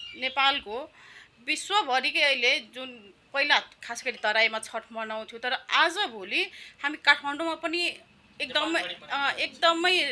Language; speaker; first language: Nepali; non-native, local second language; Maithili